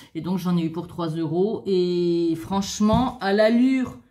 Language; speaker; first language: French; native; French